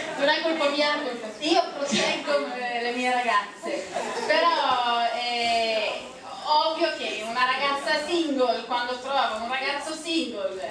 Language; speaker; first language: Italian; non-native, fluent; English